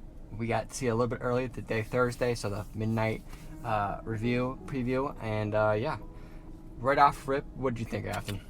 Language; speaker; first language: English; native; English